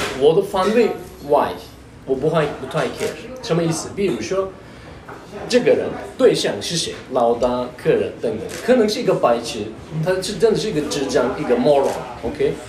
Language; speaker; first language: Chinese; non-native, fluent; Turkish